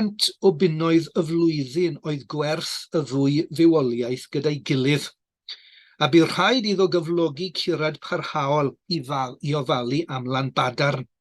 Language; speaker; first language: Welsh; native; Welsh